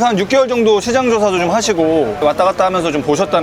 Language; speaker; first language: Korean; native; Korean